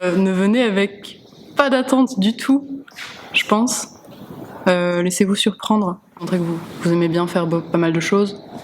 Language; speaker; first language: French; native; French